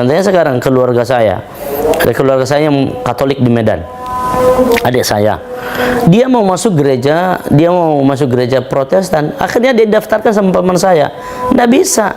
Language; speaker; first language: Indonesian; non-native, local second language; Nias